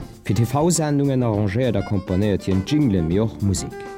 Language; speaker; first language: German; non-native, local second language; Luxembourgish